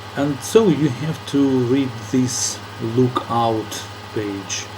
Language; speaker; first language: English; non-native, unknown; Ukrainian